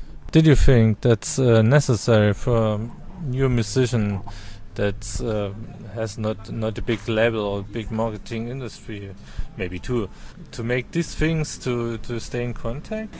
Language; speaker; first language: English; non-native, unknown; German